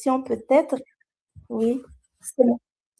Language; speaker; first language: French; non-native, local second language; Malagasy